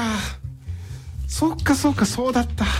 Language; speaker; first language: Japanese; native; Japanese